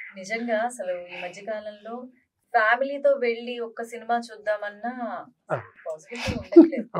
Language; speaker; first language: Telugu; native; Telugu